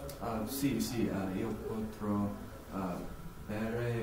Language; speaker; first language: Italian; non-native, learner; English